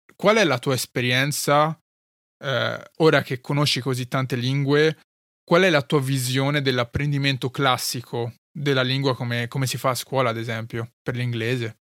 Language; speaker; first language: Italian; early bilingual, other home language; Arabic